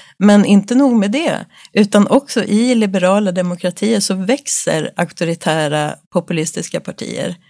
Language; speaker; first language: Swedish; native; Swedish